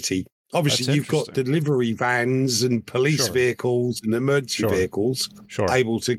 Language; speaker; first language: English; native; English